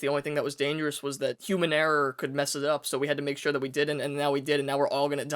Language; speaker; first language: English; native; English